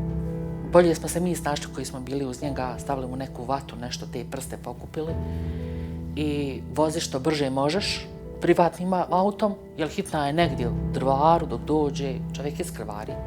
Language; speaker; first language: Bosnian; native; Bosnian